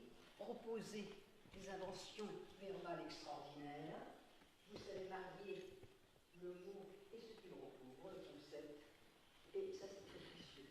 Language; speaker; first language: French; native; French